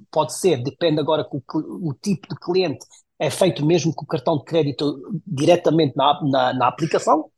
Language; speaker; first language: Portuguese; early bilingual, heritage; Portuguese